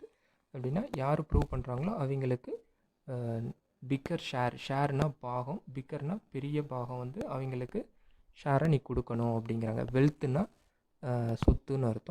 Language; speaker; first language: Tamil; native; Tamil